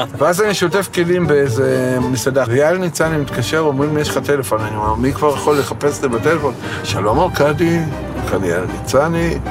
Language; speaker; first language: Hebrew; early bilingual, other home language; Russian